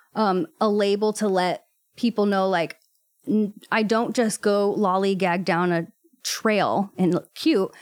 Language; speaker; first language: English; native; English